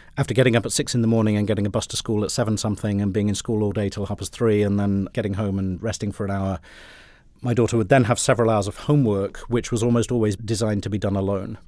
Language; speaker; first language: English; native; English